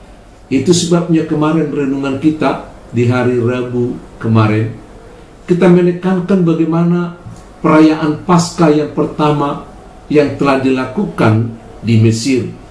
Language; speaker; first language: Indonesian; native; Indonesian